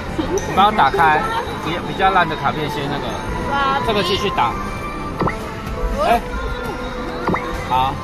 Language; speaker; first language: Chinese; native; Chinese